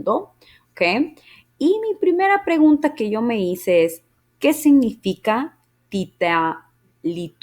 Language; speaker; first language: Spanish; early bilingual, heritage; Spanish